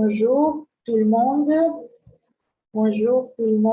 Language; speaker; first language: French; non-native, fluent; Spanish